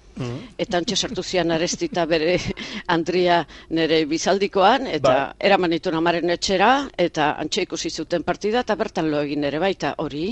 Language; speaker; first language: Basque; native; Basque